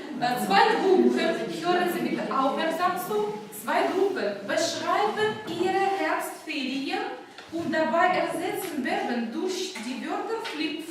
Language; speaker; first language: German; non-native, fluent; Ukrainian